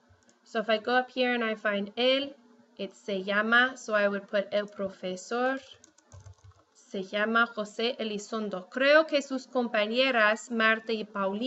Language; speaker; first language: Spanish; non-native, fluent; English